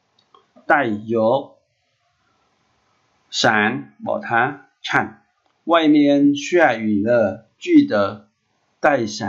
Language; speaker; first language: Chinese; non-native, fluent; Khmer